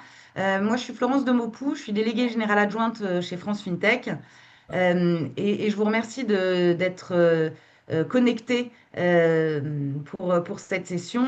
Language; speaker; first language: French; native; French